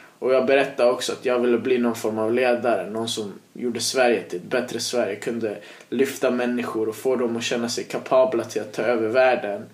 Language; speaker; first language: Swedish; early bilingual, other home language; Persian